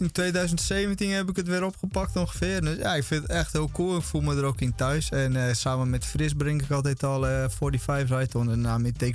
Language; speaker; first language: Dutch; native; Dutch